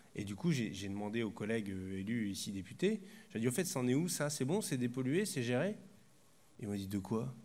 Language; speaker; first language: French; native; French